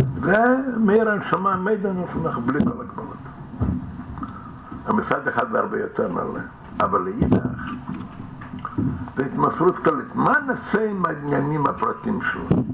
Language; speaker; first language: Hebrew; non-native, fluent; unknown